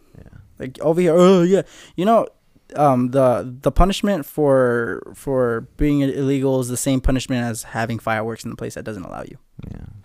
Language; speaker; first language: English; early bilingual, other home language; Spanish